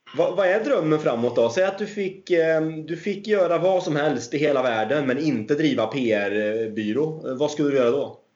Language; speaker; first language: Swedish; native; Swedish